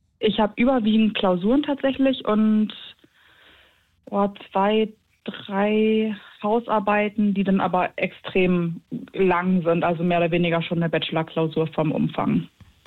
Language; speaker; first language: German; native; German